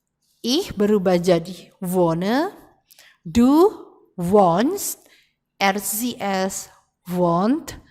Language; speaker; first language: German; non-native, fluent; Indonesian